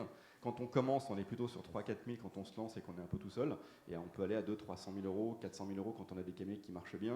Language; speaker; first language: French; native; French